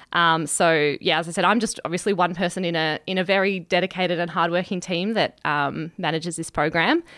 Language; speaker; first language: English; native; English